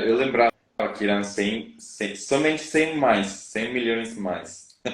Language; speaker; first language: Portuguese; non-native, fluent; Spanish